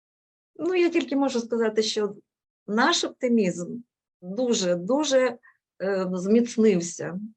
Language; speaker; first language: Ukrainian; non-native, local second language; Russian